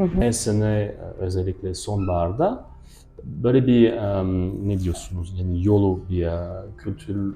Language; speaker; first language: Turkish; non-native, fluent; French